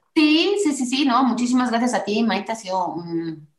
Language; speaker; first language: Spanish; native; Spanish